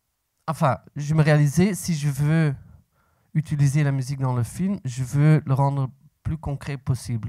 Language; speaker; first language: French; non-native, local second language; Dutch